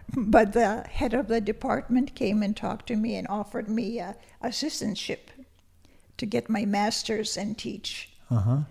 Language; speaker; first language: English; early bilingual, other home language; Lithuanian